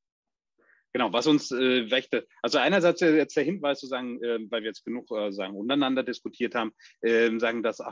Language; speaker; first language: German; native; German